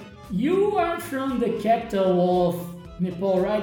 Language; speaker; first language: English; non-native, fluent; Portuguese